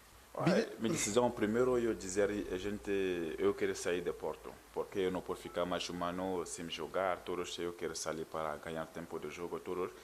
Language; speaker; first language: Portuguese; non-native, learner; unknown